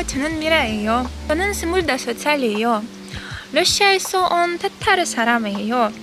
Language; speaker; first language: Korean; non-native, learner; Russian